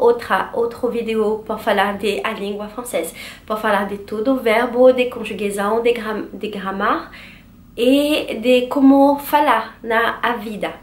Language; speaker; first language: Portuguese; non-native, learner; French